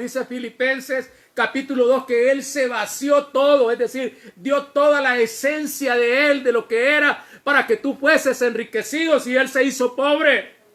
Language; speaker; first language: Spanish; native; Spanish